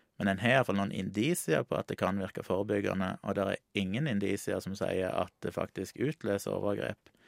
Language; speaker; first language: Norwegian; native; Norwegian